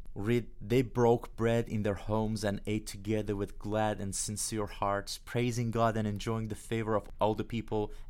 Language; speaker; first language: English; non-native, fluent; Persian